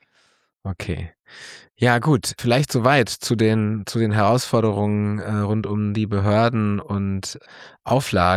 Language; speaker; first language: German; native; German